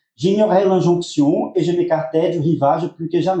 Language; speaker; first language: French; non-native, fluent; Portuguese